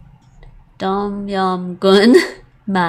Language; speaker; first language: Thai; non-native, learner; English